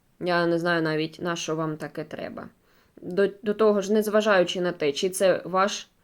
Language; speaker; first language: Ukrainian; non-native, local second language; Russian